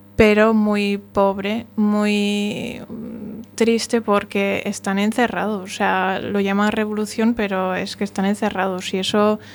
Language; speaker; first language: Spanish; non-native, fluent; German